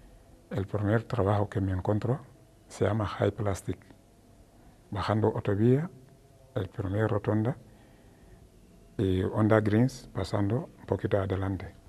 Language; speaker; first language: Spanish; non-native, learner; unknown